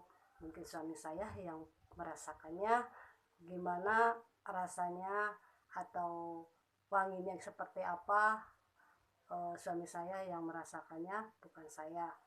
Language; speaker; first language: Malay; non-native, local second language; Sundanese